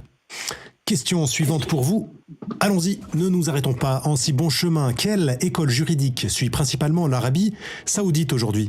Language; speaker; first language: French; native; French